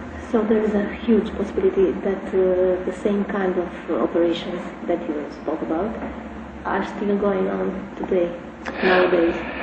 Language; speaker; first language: English; non-native, fluent; Romanian